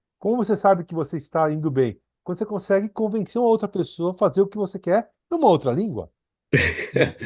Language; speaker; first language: Portuguese; early bilingual, other home language; Korean